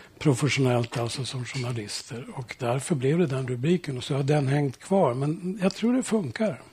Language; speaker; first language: Swedish; early bilingual, heritage; Swedish